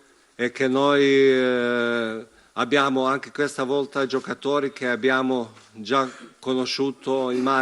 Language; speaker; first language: Italian; non-native, fluent; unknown